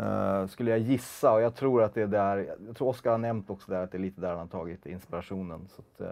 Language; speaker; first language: Swedish; native; Swedish